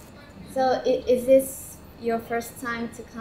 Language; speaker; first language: English; non-native, learner; Japanese